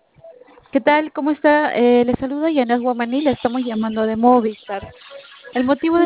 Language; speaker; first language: Spanish; native; Spanish